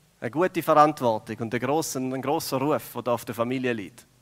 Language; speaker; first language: German; native; German